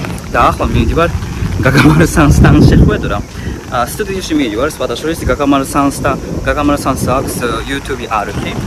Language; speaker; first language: Georgian; non-native, fluent; Japanese